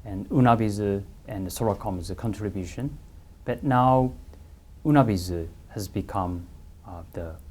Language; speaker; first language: English; non-native, fluent; Japanese